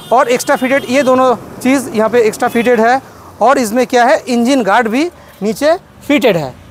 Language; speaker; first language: Hindi; non-native, local second language; Bangla